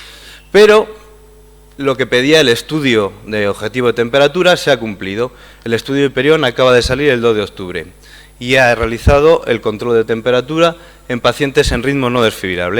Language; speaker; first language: Spanish; native; Spanish